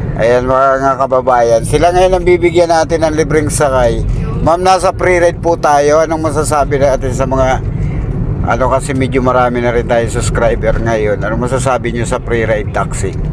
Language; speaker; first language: Filipino; native; Filipino